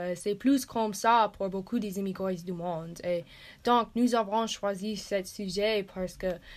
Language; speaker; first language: French; non-native, learner; English